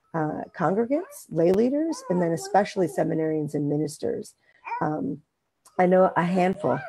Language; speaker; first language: English; native; English